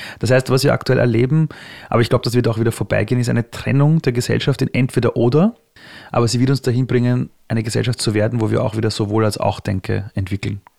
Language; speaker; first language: German; early bilingual, other home language; Persian